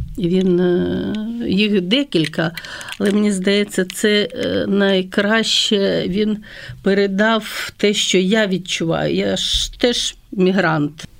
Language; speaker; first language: Ukrainian; non-native, local second language; Russian